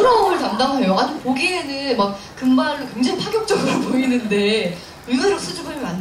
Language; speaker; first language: Korean; native; Korean